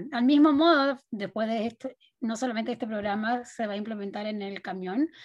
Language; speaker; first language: Spanish; native; Spanish